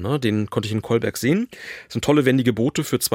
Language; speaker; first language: German; native; German